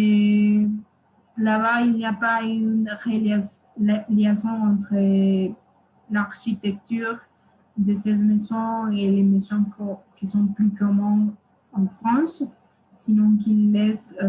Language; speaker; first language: French; non-native, fluent; Spanish